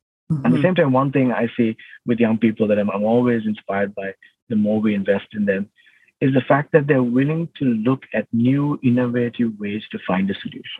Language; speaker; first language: English; non-native, local second language; Sinhala